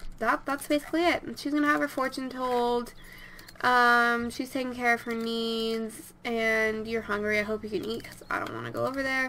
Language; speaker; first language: English; native; English